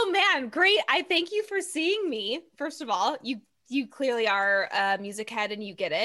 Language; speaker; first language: English; native; English